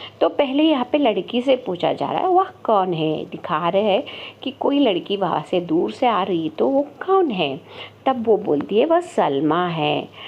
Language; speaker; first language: Hindi; non-native, local second language; Kannada